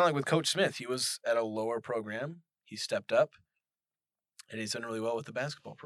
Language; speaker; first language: English; native; English